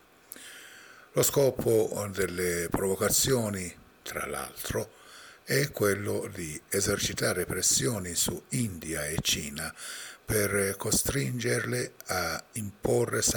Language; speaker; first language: Italian; non-native, fluent; Persian